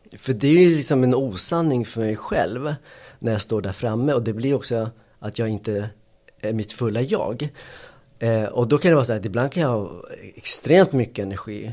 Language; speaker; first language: Swedish; early bilingual, other home language; Spanish